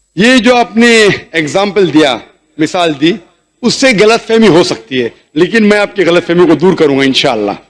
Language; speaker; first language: Urdu; non-native, local second language; Konkani